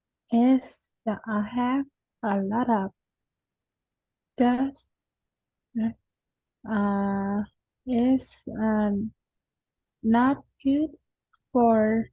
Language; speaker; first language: English; non-native, learner; Vietnamese